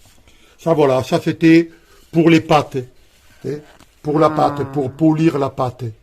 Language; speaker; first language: French; native; French